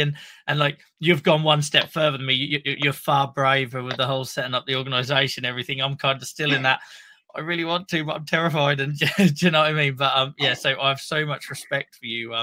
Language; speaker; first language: English; native; English